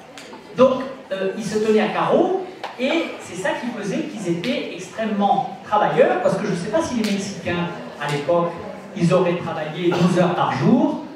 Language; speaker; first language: French; native; French